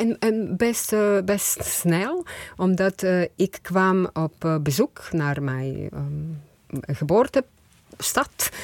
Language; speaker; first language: Dutch; non-native, fluent; Croatian